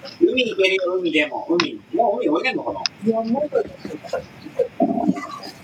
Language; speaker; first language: Japanese; native; Japanese